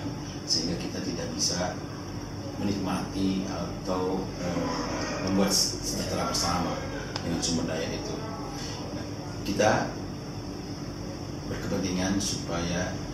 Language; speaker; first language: Indonesian; native; Indonesian